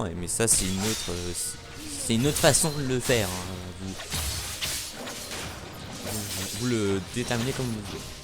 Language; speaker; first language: French; native; French